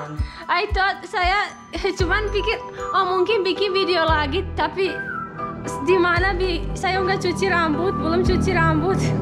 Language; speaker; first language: Indonesian; non-native, learner; English